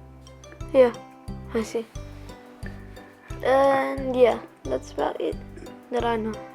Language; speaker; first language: English; early bilingual, other home language; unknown